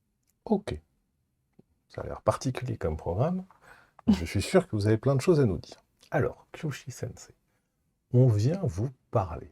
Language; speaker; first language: French; native; French